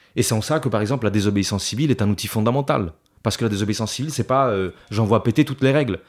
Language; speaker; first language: French; non-native, fluent; Italian